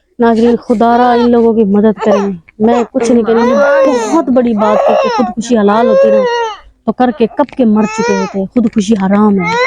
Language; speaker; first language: Urdu; non-native, local second language; Punjabi